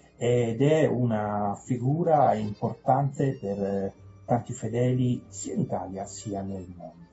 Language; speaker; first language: Italian; native; Italian